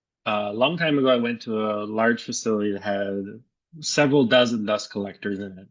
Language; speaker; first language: English; native; English